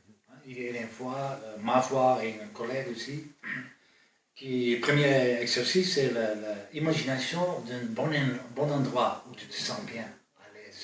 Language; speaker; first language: French; non-native, fluent; Dutch